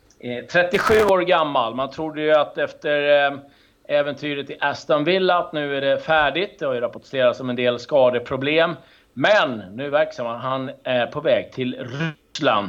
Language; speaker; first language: Swedish; native; Swedish